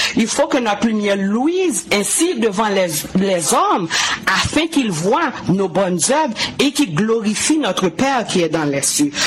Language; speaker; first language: French; non-native, local second language; Haitian Creole